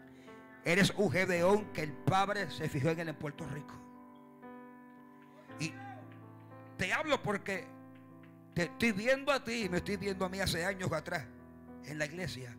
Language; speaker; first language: Spanish; native; Spanish